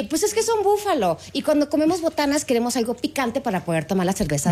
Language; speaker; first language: Spanish; native; Spanish